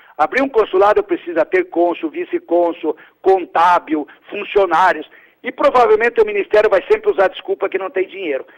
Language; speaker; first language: Portuguese; early bilingual, other home language; Italian